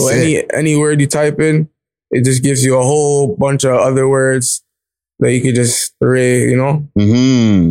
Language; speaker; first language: English; native; English